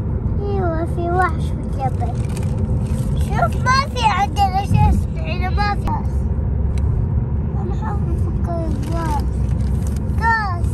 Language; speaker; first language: Arabic; early bilingual, other home language; Urdu